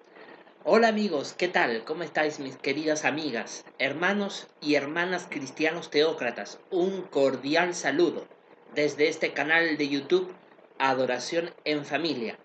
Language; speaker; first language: Spanish; native; Spanish